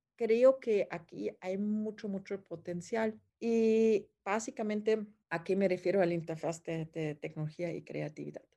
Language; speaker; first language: Spanish; non-native, fluent; German